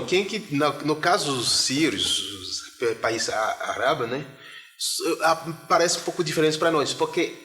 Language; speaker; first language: Portuguese; non-native, fluent; Haitian Creole